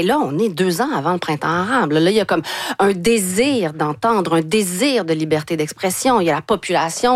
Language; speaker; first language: French; native; French